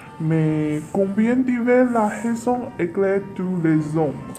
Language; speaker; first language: French; non-native, learner; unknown